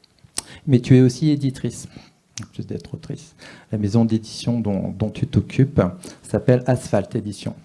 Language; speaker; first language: French; native; French